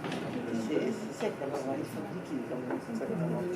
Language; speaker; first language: French; native; French